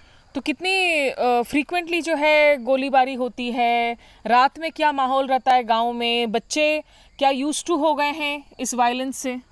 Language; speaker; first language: Hindi; native; Hindi